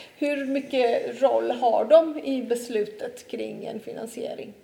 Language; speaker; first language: Swedish; non-native, fluent; Italian